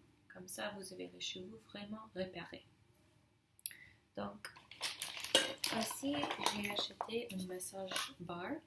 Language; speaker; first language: French; non-native, learner; English